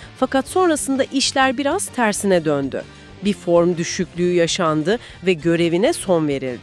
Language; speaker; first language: Turkish; native; Turkish